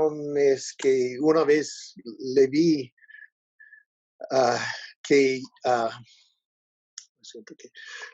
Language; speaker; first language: Spanish; non-native, learner; English